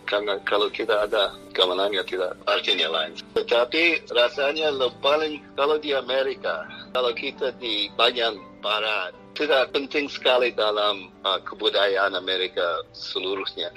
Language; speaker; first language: Indonesian; non-native, fluent; English